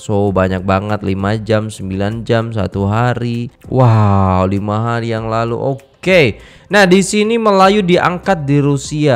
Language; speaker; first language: Indonesian; native; Indonesian